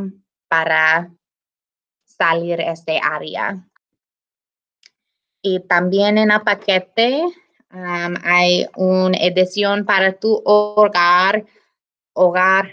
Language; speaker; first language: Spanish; non-native, learner; English